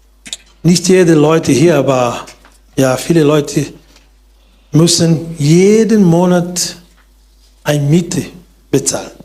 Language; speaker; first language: German; non-native, fluent; Portuguese